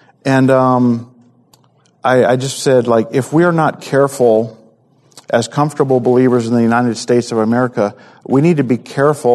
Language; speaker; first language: English; native; English